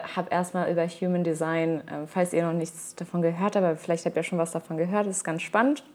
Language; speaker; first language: German; native; German